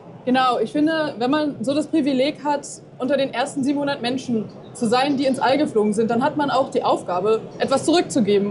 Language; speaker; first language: German; native; German